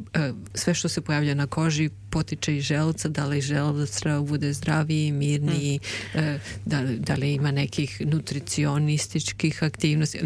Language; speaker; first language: Serbian; native; Serbian